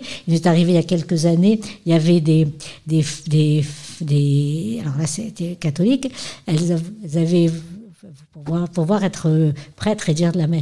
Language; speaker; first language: French; native; French